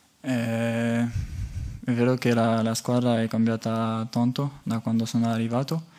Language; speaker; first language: Italian; non-native, fluent; French